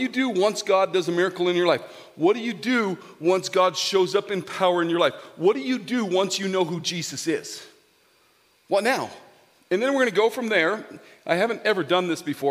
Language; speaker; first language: English; native; English